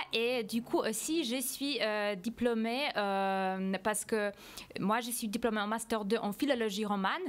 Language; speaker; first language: French; non-native, fluent; Polish